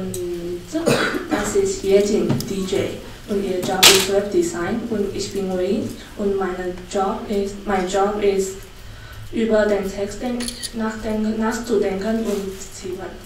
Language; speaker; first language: German; non-native, learner; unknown